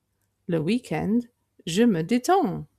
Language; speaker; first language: French; non-native, fluent; English